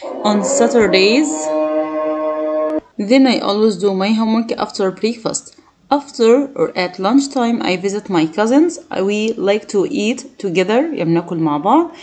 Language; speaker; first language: English; non-native, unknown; Arabic